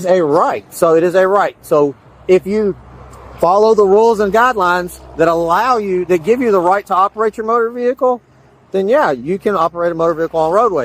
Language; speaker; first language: English; native; English